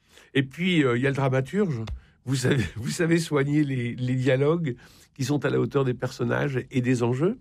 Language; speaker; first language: French; native; French